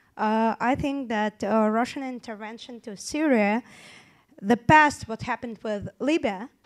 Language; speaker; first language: English; non-native, fluent; Turkmen